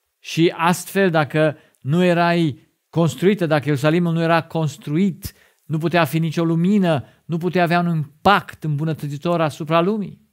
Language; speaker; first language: Romanian; non-native, fluent; German